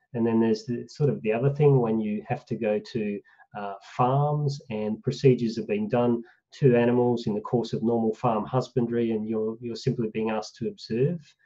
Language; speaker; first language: English; native; English